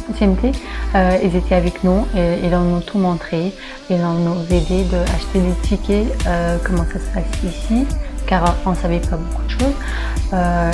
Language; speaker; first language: French; non-native, local second language; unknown